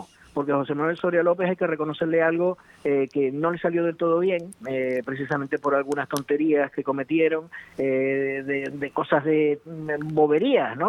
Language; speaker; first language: Spanish; native; Spanish